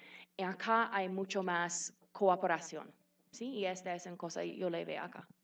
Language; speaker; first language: Spanish; non-native, fluent; English